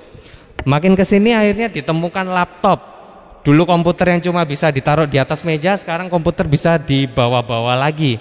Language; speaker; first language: Indonesian; native; Indonesian